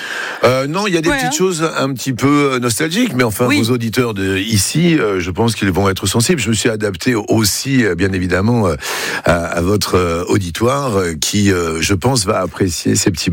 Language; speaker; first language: French; native; French